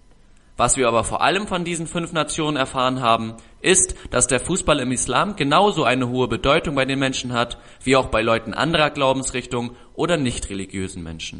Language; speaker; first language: German; native; German